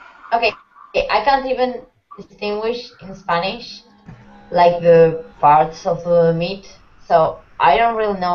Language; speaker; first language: English; non-native, fluent; Spanish